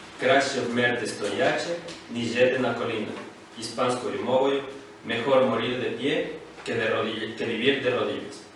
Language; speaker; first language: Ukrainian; non-native, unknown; Spanish